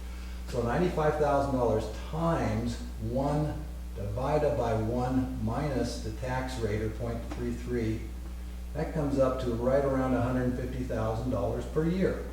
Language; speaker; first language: English; native; English